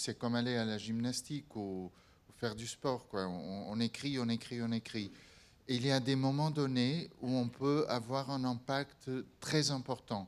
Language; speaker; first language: French; non-native, fluent; Portuguese